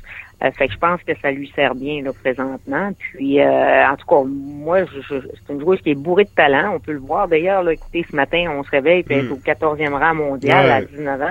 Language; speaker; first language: French; native; French